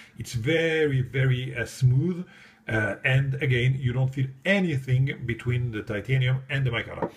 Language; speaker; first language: English; non-native, fluent; French